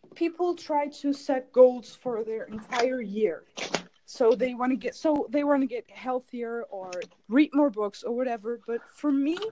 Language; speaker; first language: English; non-native, fluent; German